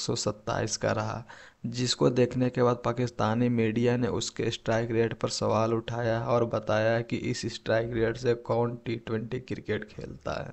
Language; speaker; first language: Hindi; native; Hindi